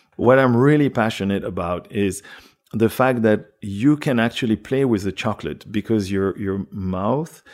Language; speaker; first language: English; non-native, fluent; French